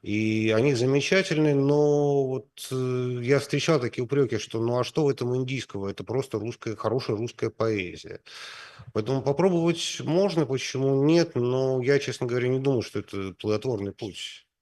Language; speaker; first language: Russian; native; Russian